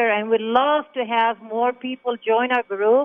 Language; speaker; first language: English; non-native, fluent; Hebrew